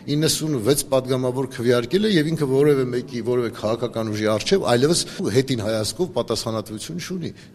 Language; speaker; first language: Armenian; native; Armenian